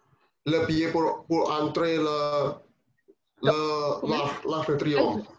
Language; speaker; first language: French; non-native, learner; Indonesian